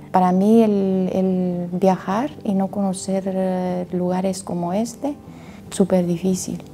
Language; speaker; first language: Spanish; native; Spanish